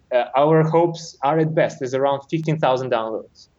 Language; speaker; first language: English; non-native, fluent; Russian